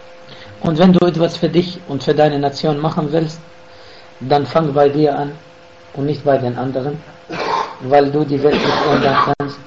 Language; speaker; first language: German; non-native, fluent; Arabic